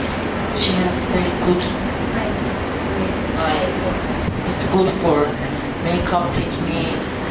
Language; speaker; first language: English; non-native, learner; Persian